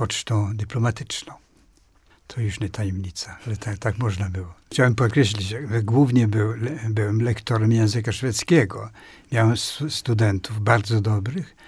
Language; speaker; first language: Polish; non-native, fluent; Swedish